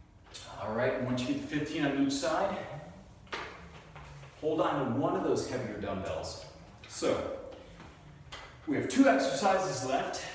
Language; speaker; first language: English; native; English